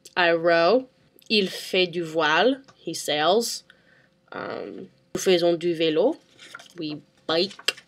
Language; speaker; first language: French; non-native, learner; English